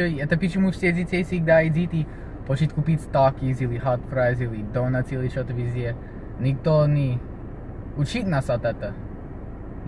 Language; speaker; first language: Russian; early bilingual, heritage; Russian